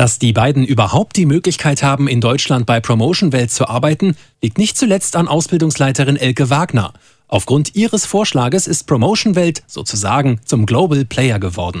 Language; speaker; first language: German; native; German